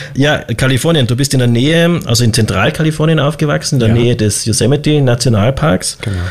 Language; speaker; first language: German; native; German